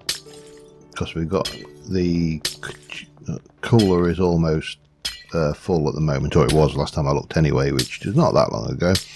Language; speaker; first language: English; native; English